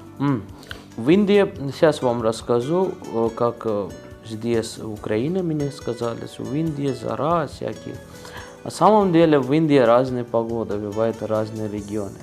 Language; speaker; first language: Russian; non-native, learner; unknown